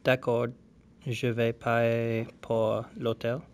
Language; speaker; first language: French; non-native, learner; English